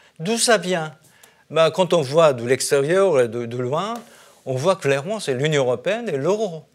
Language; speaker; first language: French; non-native, fluent; Japanese